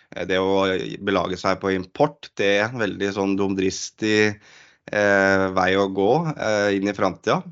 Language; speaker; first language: Norwegian; native; Norwegian